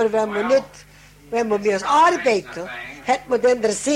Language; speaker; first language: German; early bilingual, heritage; German